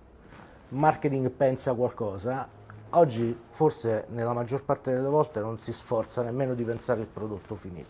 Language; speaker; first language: Italian; native; Italian